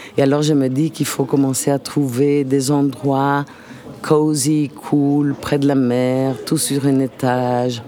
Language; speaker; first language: French; non-native, fluent; Italian